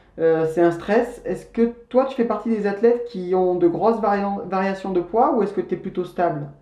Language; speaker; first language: French; native; French